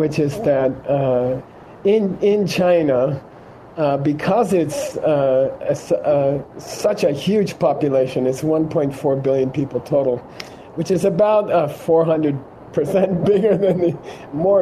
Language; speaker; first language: English; native; English